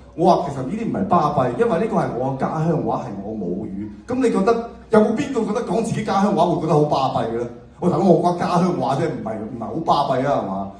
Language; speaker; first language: Cantonese; native; Cantonese